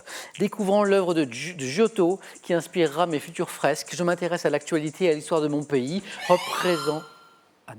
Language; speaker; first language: French; native; French